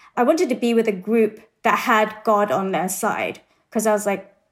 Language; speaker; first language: English; native; English